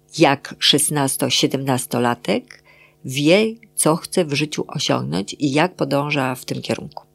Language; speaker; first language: Polish; native; Polish